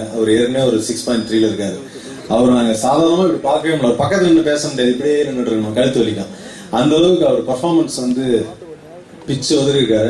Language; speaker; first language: Tamil; native; Tamil